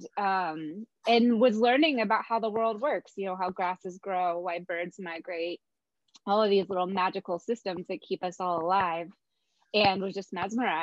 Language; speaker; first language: English; native; English